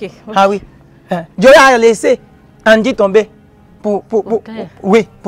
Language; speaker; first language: French; non-native, local second language; Haitian Creole